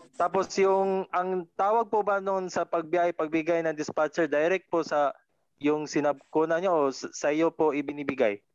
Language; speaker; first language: Filipino; non-native, local second language; Cebuano